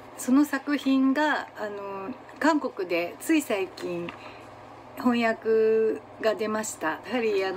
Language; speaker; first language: Japanese; native; Japanese